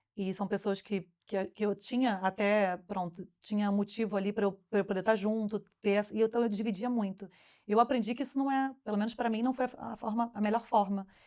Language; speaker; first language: Portuguese; native; Portuguese